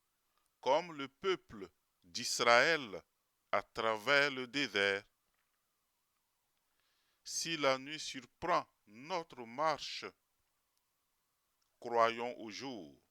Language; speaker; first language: French; native; French